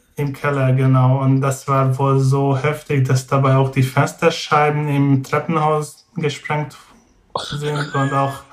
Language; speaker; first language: German; non-native, fluent; Hungarian